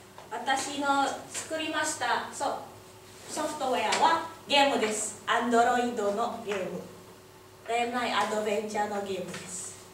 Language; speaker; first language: Japanese; non-native, learner; Indonesian